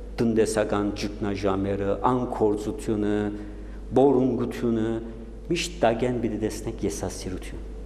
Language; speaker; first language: Armenian; early bilingual, heritage; Armenian